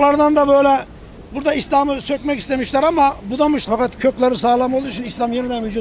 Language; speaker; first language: Turkish; native; Turkish